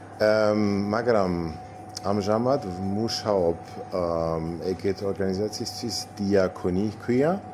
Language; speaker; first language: Georgian; non-native, learner; German